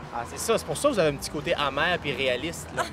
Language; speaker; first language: French; native; French